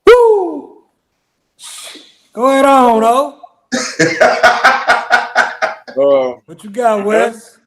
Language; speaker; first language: English; native; English